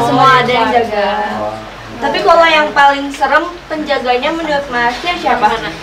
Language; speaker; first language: Indonesian; native; Indonesian